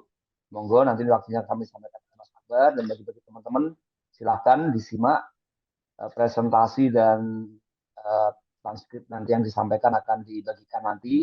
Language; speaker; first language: Indonesian; native; Indonesian